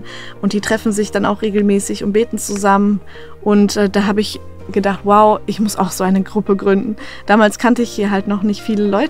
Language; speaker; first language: German; native; German